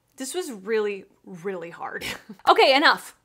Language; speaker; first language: English; native; English